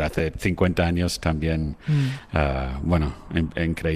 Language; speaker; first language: Spanish; non-native, fluent; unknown